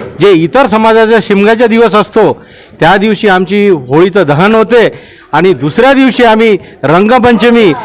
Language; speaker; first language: Marathi; non-native, local second language; Lambadi